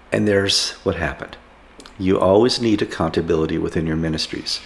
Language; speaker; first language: English; native; English